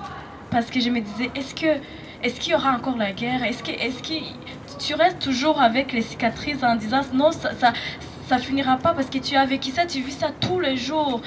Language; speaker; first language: French; non-native, local second language; Rundi